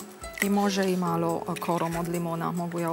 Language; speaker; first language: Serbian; non-native, learner; Romanian